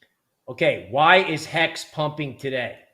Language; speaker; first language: English; native; English